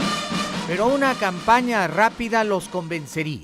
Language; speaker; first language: Spanish; native; Spanish